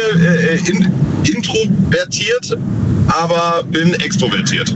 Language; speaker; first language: German; native; German